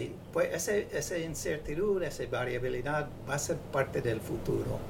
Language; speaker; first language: Spanish; non-native, fluent; English